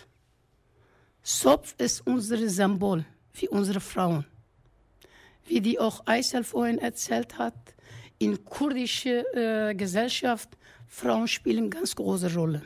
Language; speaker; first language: German; non-native, fluent; Kurdish